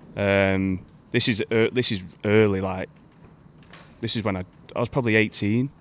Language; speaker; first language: English; native; English